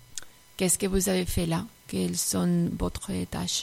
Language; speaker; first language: French; non-native, fluent; Spanish